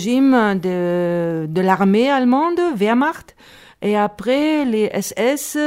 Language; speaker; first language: French; non-native, learner; Spanish